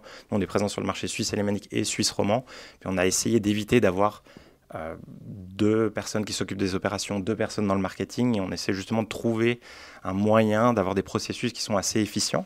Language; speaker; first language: French; native; French